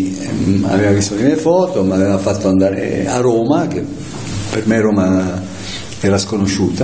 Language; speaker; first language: Italian; native; Italian